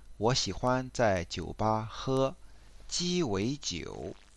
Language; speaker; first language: Chinese; non-native, learner; English